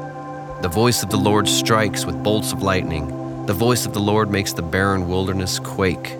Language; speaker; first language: English; native; English